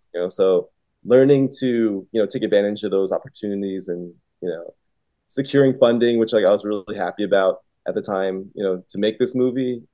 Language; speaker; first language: English; early bilingual, other home language; Vietnamese